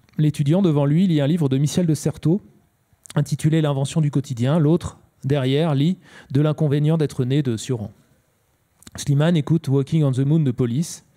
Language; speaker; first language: French; native; French